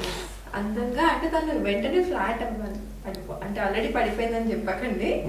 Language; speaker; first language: Telugu; native; Telugu